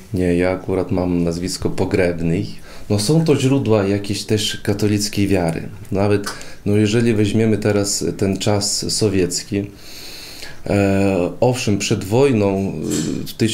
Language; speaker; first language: Polish; non-native, fluent; Russian